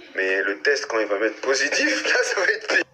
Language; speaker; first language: French; native; French